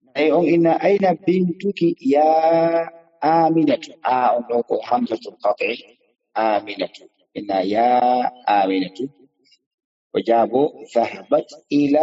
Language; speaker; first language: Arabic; non-native, fluent; Fula